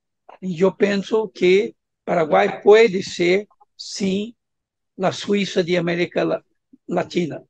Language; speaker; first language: Spanish; non-native, fluent; Portuguese